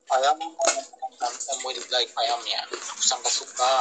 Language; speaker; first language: Indonesian; non-native, learner; Turkish